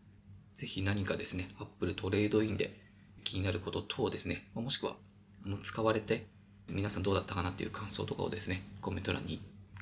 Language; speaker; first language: Japanese; native; Japanese